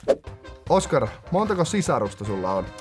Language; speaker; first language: Finnish; native; Finnish